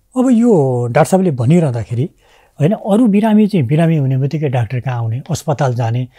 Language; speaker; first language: Nepali; native; Nepali